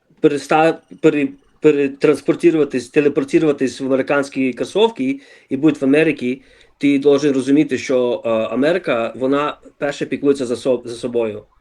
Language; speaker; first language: Ukrainian; early bilingual, other home language; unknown